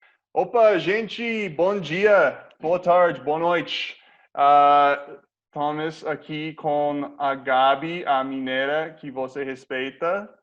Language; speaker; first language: Portuguese; non-native, fluent; English